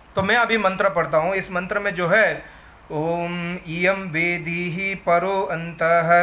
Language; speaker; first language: Hindi; non-native, local second language; Tamil